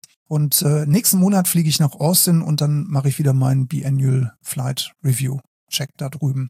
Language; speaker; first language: German; native; German